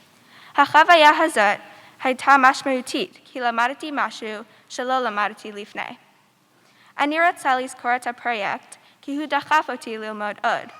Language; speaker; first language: Hebrew; non-native, learner; English